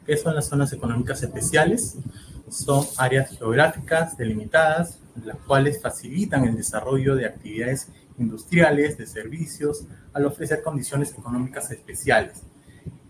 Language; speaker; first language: Spanish; native; Spanish